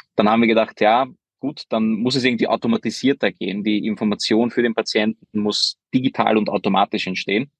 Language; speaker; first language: German; early bilingual, other home language; Hungarian